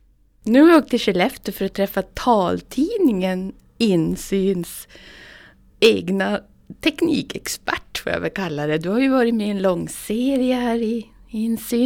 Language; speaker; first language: Swedish; native; Swedish